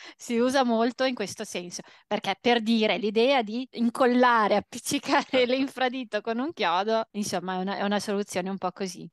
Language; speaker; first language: Italian; early bilingual, other home language; Portuguese